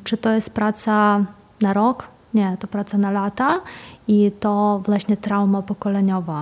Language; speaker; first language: Polish; non-native, fluent; Ukrainian